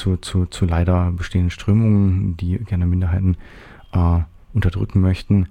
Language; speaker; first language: German; native; German